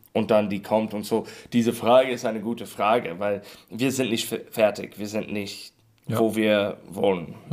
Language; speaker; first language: German; non-native, learner; English